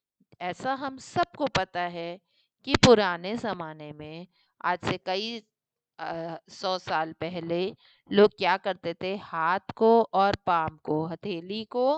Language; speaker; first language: Hindi; native; Hindi